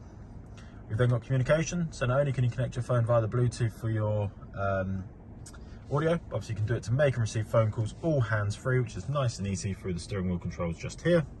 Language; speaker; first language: English; native; English